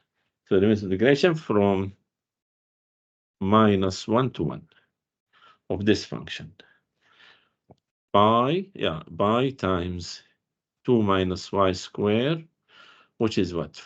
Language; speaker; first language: English; non-native, fluent; Arabic